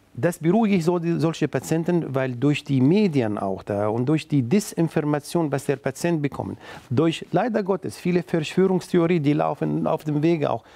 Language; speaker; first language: German; non-native, fluent; Arabic